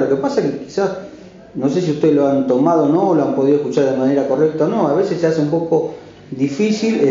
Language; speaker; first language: Spanish; native; Spanish